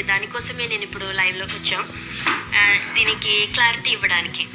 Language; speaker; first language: Telugu; non-native, learner; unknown